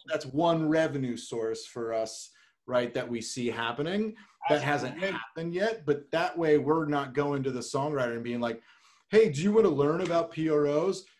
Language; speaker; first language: English; native; English